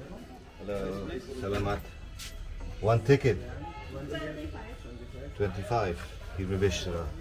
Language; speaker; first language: English; non-native, learner; Turkish